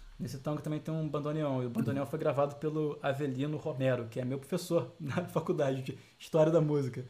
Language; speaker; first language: Portuguese; native; Portuguese